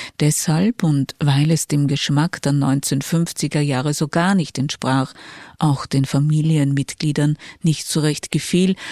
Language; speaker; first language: German; native; German